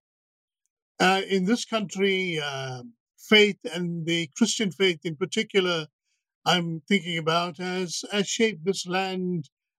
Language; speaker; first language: English; native; English